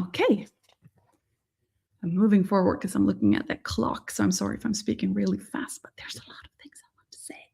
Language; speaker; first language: English; non-native, fluent; Swedish